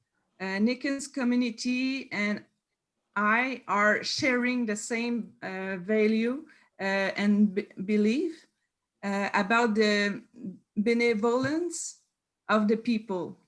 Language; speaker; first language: English; non-native, learner; French